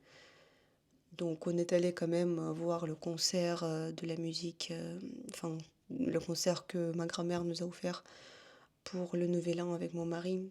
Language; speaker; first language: French; non-native, fluent; Russian